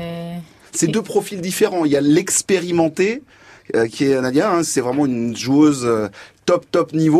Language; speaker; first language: French; native; French